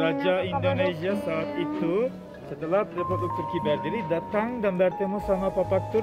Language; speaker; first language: Indonesian; non-native, fluent; Turkish